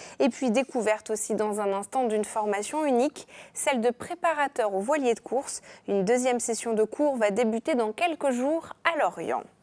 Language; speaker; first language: French; native; French